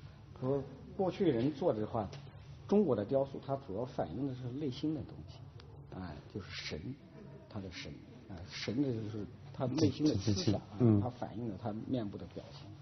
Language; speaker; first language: Chinese; native; Chinese